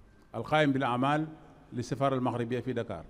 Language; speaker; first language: Arabic; non-native, fluent; Wolof